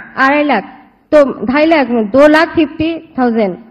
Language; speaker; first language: Hindi; non-native, local second language; Bangla